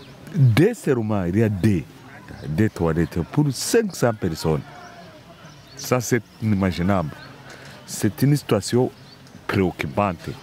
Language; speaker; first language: French; non-native, local second language; Kinyarwanda